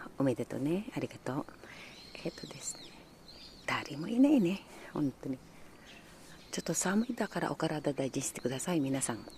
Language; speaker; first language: Japanese; non-native, learner; Filipino